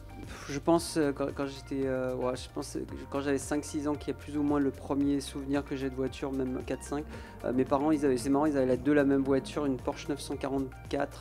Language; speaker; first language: French; native; French